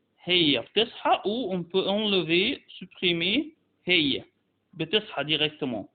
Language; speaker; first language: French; non-native, fluent; Arabic